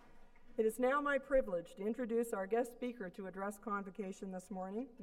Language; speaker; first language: English; native; English